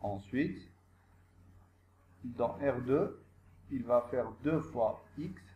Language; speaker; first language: French; non-native, local second language; Arabic